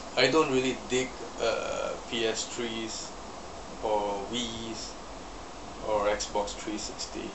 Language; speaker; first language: English; non-native, local second language; Chinese